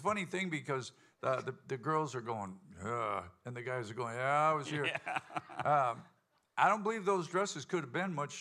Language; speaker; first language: English; native; English